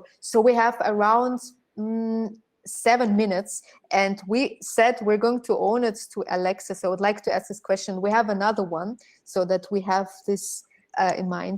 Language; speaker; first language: English; non-native, fluent; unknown